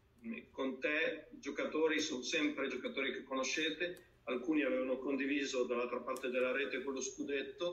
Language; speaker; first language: Italian; native; Italian